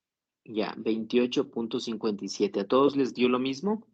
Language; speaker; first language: Spanish; native; Spanish